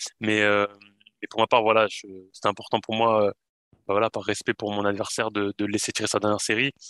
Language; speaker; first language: French; native; French